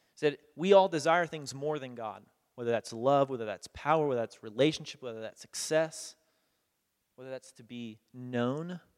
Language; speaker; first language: English; native; English